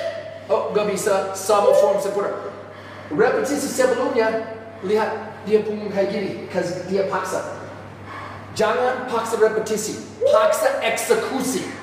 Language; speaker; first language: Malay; non-native, fluent; English